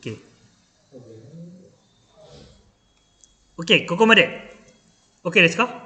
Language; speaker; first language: Japanese; non-native, fluent; Malay